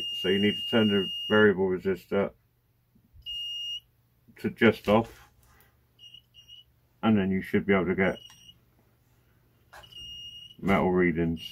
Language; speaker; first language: English; native; English